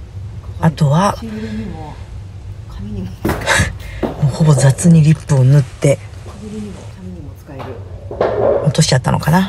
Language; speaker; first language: Japanese; native; Japanese